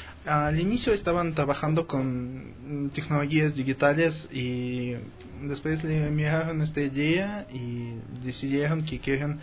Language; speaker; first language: Spanish; non-native, fluent; Russian